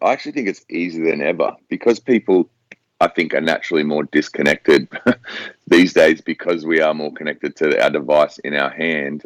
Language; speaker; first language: English; native; English